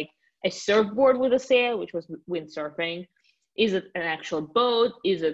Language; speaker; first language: English; non-native, fluent; Russian